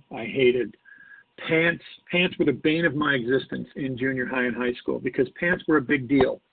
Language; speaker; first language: English; native; English